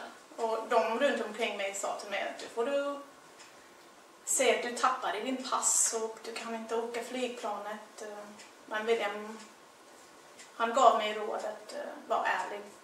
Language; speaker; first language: Swedish; non-native, fluent; English